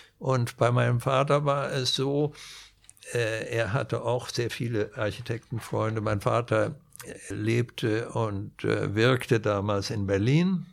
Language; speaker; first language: German; non-native, fluent; Swedish